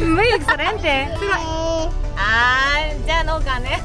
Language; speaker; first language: Spanish; non-native, learner; Japanese